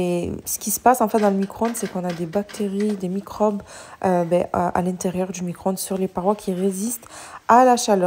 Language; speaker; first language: French; native; French